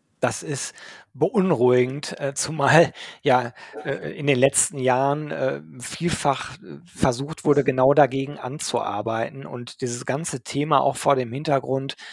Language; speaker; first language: German; native; German